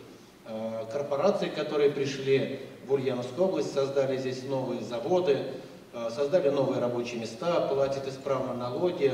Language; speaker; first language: Russian; native; Russian